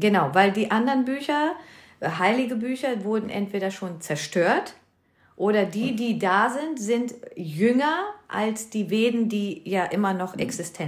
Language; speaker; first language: German; early bilingual, other home language; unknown